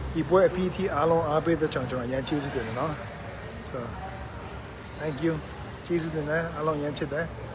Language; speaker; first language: Burmese; non-native, local second language; Kachin